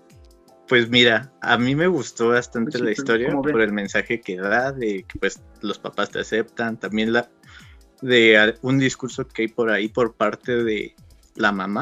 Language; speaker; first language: Spanish; native; Spanish